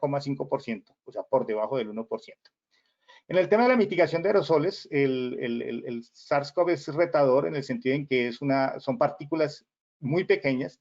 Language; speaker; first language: Spanish; native; Spanish